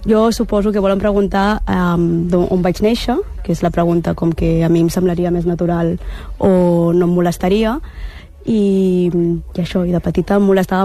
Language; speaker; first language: Catalan; early bilingual, other home language; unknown